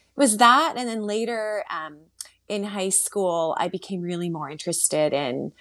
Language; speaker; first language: English; early bilingual, other home language; Slovak